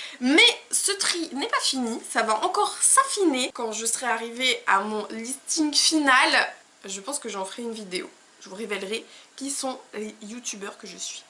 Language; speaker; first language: French; native; French